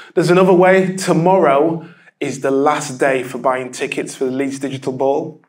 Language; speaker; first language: English; native; English